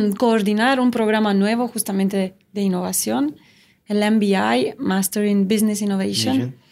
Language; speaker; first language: Spanish; non-native, fluent; Romanian